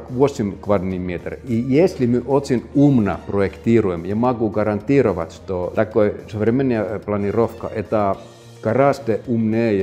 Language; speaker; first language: Russian; non-native, fluent; Finnish